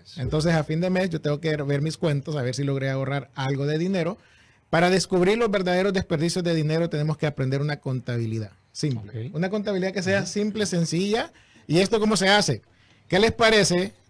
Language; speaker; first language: Spanish; native; Spanish